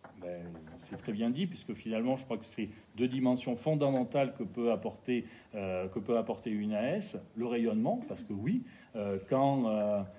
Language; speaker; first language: French; native; French